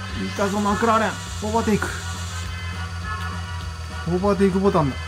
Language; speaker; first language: Japanese; native; Japanese